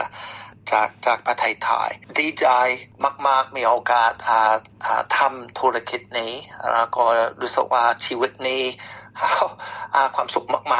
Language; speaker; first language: Thai; non-native, fluent; English